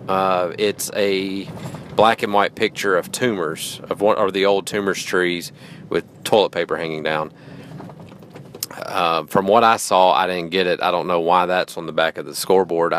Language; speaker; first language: English; native; English